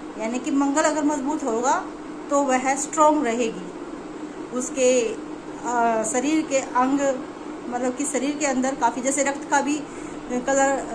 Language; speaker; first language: Hindi; native; Hindi